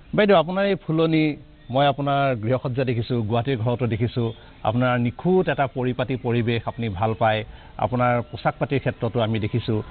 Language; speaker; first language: Assamese; native; Assamese